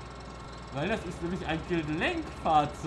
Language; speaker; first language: German; native; German